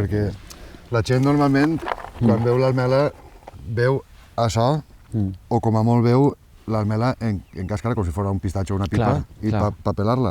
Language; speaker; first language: Catalan; native; Catalan